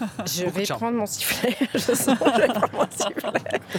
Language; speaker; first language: French; native; French